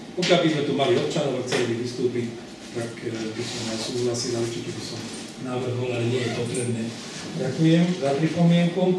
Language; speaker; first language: Slovak; non-native, local second language; Hungarian